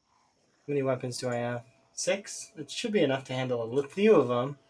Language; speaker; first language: English; native; English